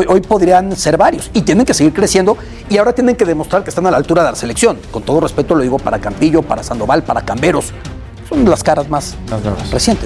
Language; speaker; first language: Spanish; native; Spanish